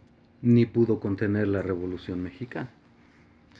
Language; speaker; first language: Spanish; native; Spanish